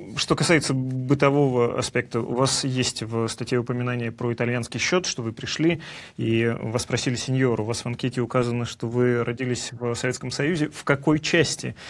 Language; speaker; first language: Russian; native; Russian